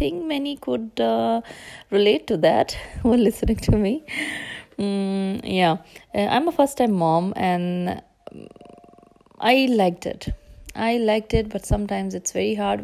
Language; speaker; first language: English; non-native, local second language; Urdu